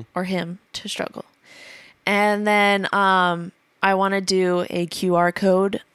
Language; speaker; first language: English; native; English